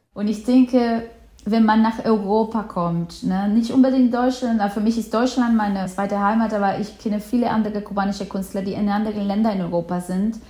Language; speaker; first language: German; non-native, fluent; Spanish